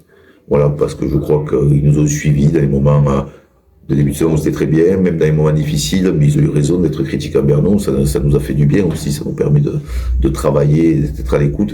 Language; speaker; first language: French; native; French